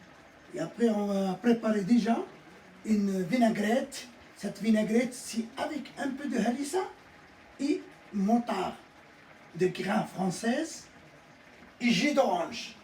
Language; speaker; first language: French; non-native, fluent; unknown